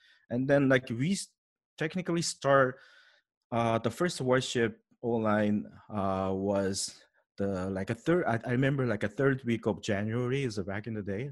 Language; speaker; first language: English; non-native, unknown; Korean